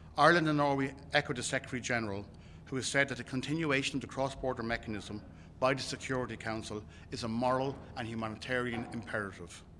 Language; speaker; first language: English; native; English